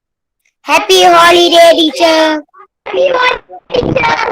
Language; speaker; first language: English; non-native, local second language; Tamil